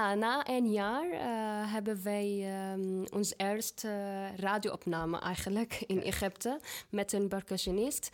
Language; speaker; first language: Dutch; non-native, learner; Arabic